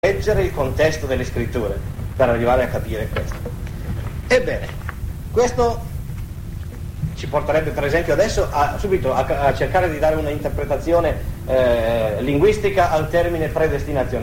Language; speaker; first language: Italian; native; Italian